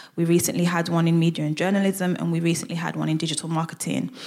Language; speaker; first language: English; native; English